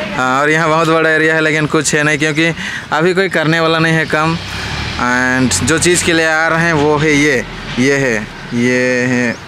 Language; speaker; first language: Hindi; non-native, local second language; Sadri